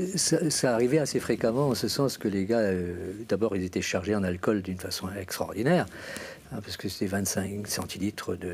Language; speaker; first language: French; native; French